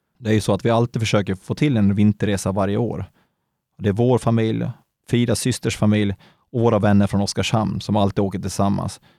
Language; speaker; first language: Swedish; native; Swedish